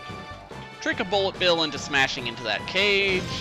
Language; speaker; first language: English; native; English